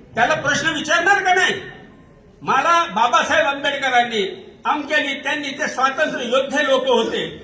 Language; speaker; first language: Marathi; non-native, local second language; Urdu